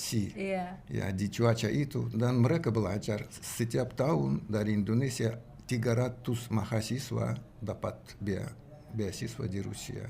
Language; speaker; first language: Indonesian; non-native, learner; Russian